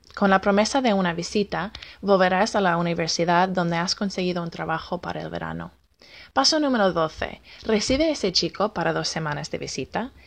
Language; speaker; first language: Spanish; non-native, fluent; English